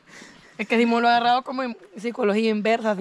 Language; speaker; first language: Spanish; native; Spanish